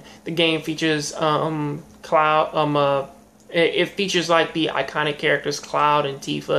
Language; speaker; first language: English; native; English